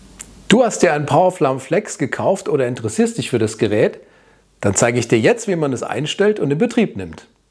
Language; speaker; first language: German; native; German